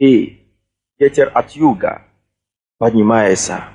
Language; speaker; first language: Russian; non-native, fluent; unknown